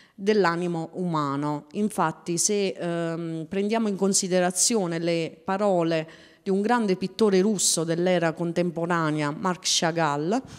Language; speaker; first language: Italian; native; Italian